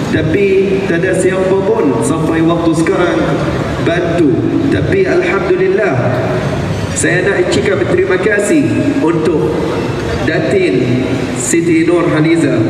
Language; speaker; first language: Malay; non-native, fluent; Arabic